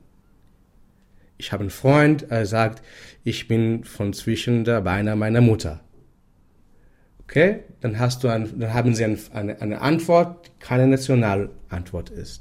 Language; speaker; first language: German; non-native, fluent; Hebrew